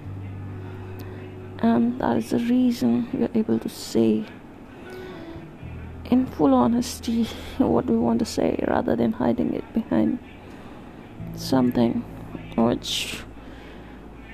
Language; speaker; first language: English; non-native, local second language; Hindi